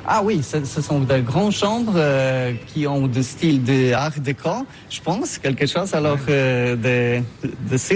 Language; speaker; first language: French; non-native, learner; Polish